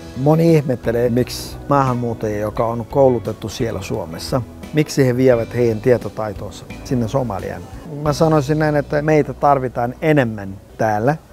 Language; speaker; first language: Finnish; non-native, fluent; Somali